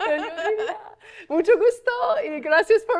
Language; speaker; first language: Spanish; non-native, fluent; English